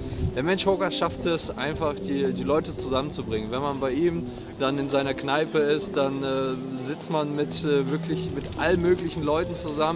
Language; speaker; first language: German; native; German